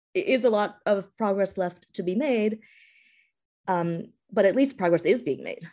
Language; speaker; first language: English; native; English